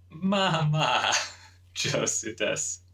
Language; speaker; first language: Japanese; non-native, learner; English